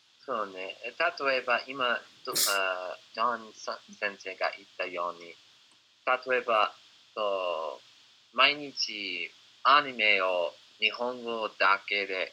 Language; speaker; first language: Japanese; non-native, fluent; English